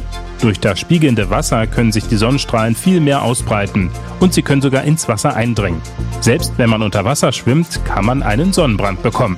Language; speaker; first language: German; native; German